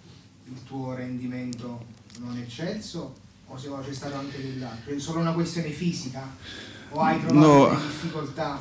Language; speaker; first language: Italian; native; Italian